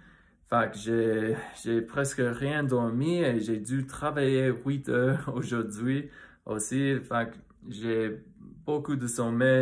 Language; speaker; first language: French; non-native, fluent; English